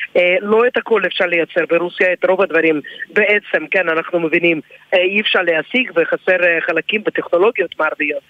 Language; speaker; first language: Hebrew; non-native, fluent; Russian